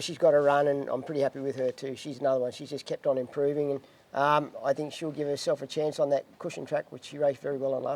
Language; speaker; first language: English; native; English